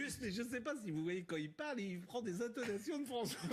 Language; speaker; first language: French; native; French